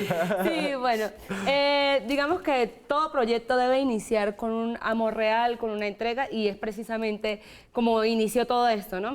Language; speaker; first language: Spanish; native; Spanish